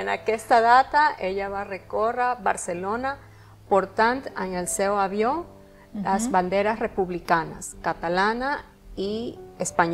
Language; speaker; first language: Catalan; non-native, learner; Spanish